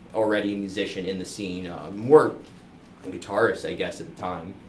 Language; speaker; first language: English; native; English